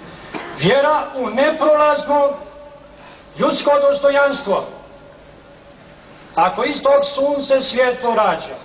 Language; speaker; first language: Serbian; native; Serbian